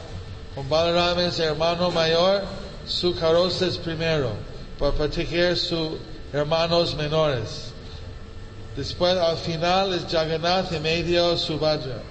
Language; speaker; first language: Spanish; non-native, fluent; English